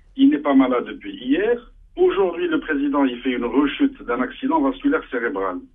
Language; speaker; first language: French; non-native, local second language; Arabic